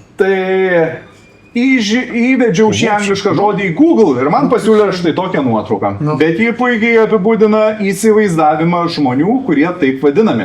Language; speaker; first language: Lithuanian; native; Lithuanian